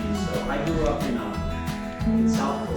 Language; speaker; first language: English; native; English